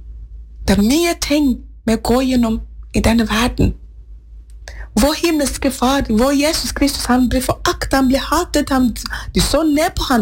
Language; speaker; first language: Norwegian; non-native, fluent; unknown